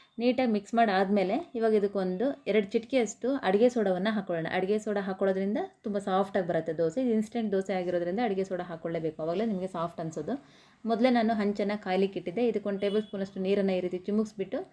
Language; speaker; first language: Kannada; native; Kannada